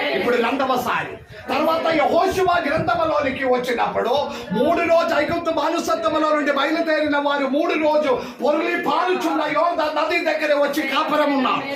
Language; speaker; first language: Telugu; non-native, local second language; Malayalam